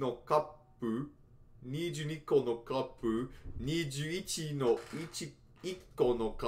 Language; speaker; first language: Japanese; non-native, learner; English